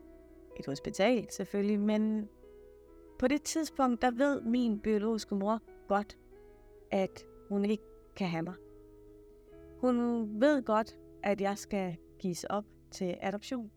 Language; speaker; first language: Danish; native; Danish